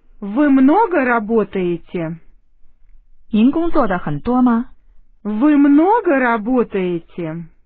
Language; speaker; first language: Russian; non-native, fluent; Chinese